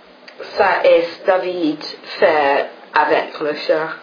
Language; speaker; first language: French; non-native, learner; English